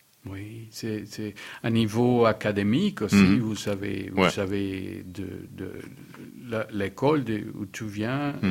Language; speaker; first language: French; non-native, fluent; Spanish